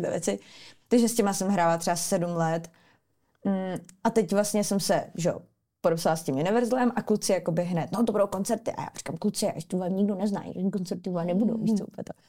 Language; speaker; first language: Czech; early bilingual, other home language; Armenian